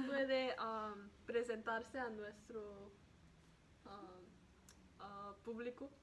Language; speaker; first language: Spanish; non-native, learner; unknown